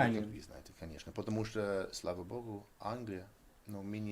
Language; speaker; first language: Russian; non-native, learner; English